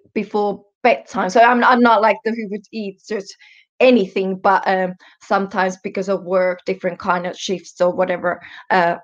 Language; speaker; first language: English; non-native, fluent; Finnish